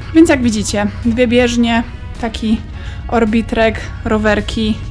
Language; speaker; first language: Polish; native; Polish